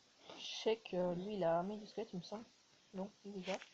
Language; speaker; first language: French; native; French